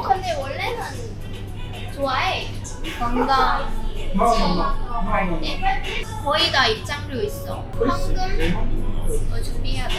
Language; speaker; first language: Korean; non-native, fluent; Indonesian